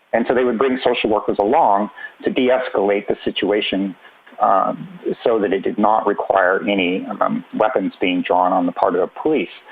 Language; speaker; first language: English; native; English